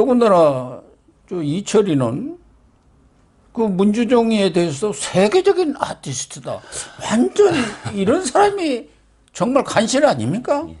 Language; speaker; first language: Korean; native; Korean